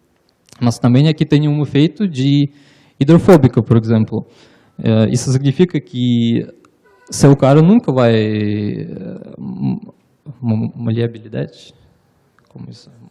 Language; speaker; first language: Portuguese; non-native, learner; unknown